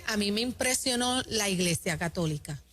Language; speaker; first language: Spanish; native; Spanish